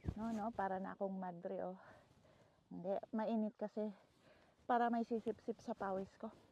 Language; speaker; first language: Filipino; non-native, local second language; Iloko